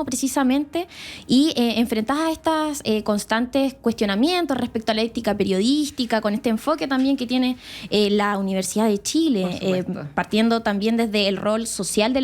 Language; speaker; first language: Spanish; native; Spanish